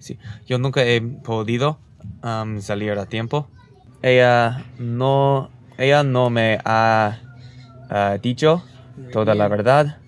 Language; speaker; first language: Spanish; non-native, learner; English